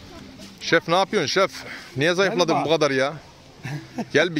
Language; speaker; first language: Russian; non-native, learner; Turkish